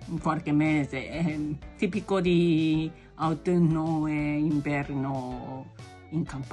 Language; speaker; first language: Italian; non-native, learner; Japanese